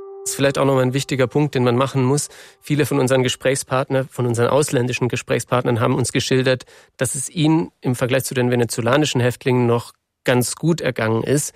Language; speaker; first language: German; native; German